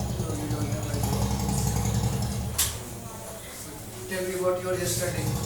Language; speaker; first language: English; non-native, local second language; Hindi